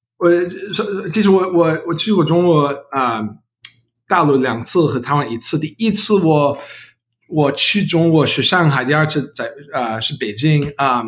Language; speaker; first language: Chinese; non-native, learner; English